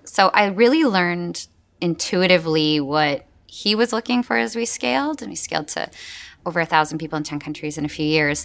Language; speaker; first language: English; native; English